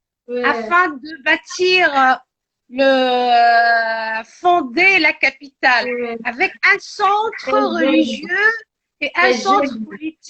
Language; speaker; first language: French; non-native, local second language; Arabic